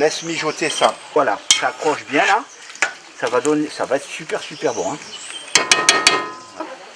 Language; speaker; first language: French; native; French